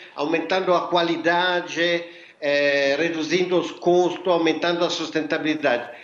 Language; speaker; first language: Portuguese; non-native, fluent; Italian